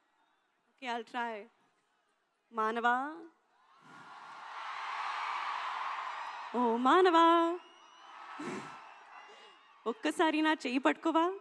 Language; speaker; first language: Telugu; non-native, learner; Hindi